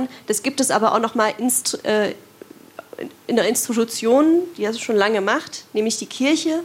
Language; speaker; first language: German; native; German